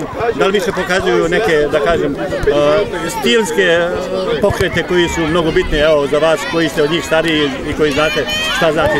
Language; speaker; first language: Serbian; native; Serbian